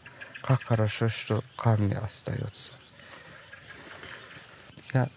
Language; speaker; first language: Russian; non-native, local second language; Azerbaijani